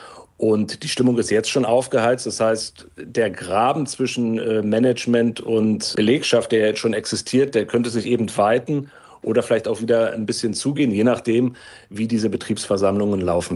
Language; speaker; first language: German; native; German